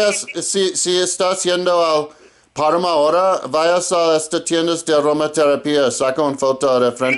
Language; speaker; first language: Spanish; non-native, learner; English